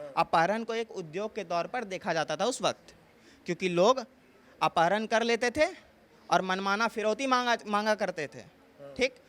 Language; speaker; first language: Hindi; native; Hindi